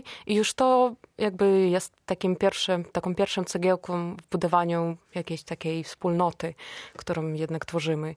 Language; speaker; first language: Polish; non-native, fluent; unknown